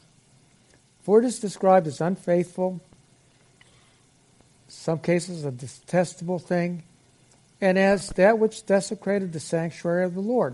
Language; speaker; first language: English; native; English